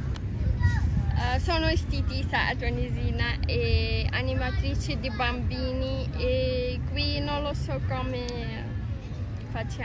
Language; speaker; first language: Italian; non-native, learner; Arabic